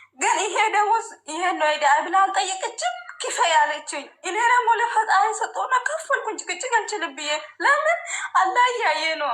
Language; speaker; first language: Amharic; non-native, local second language; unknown